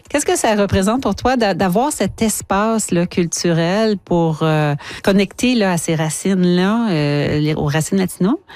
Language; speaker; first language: French; native; French